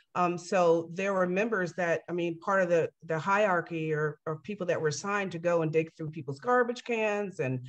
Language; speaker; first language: English; native; English